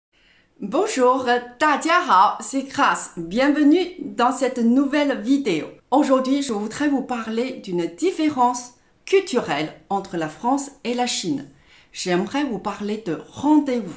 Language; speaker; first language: French; non-native, fluent; Chinese